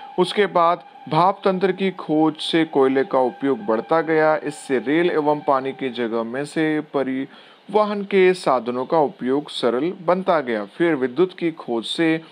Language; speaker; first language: Hindi; non-native, local second language; Gujarati